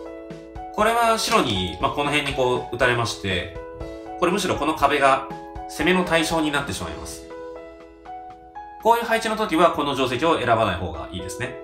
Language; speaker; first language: Japanese; native; Japanese